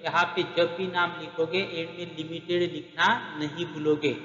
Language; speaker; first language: Hindi; non-native, local second language; Marathi